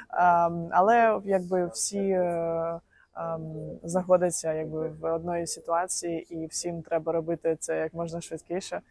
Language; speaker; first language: Ukrainian; non-native, local second language; Russian